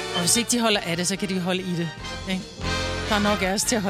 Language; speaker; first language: Danish; native; Danish